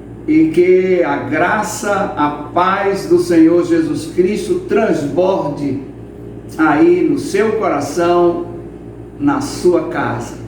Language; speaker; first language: Portuguese; native; Portuguese